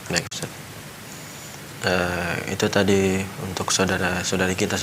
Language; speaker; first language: Indonesian; native; Indonesian